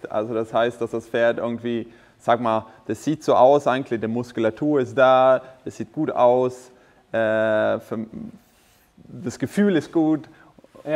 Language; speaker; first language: German; non-native, fluent; Swedish